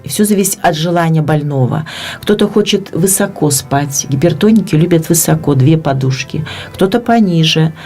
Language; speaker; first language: Russian; native; Russian